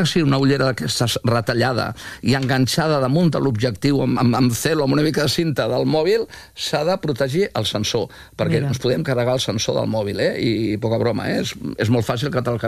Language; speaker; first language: Catalan; native; Catalan